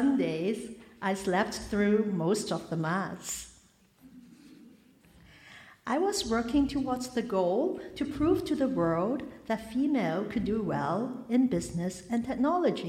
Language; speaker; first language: English; non-native, local second language; Cantonese